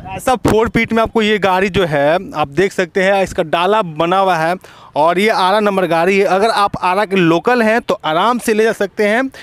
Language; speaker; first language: Hindi; native; Hindi